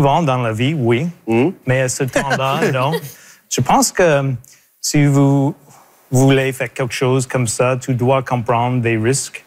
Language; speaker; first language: French; non-native, local second language; English